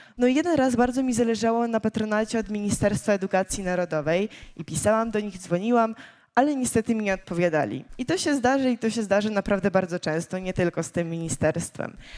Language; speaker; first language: Polish; early bilingual, other home language; Ukrainian